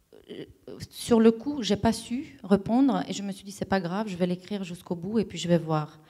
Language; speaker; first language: French; non-native, fluent; Romanian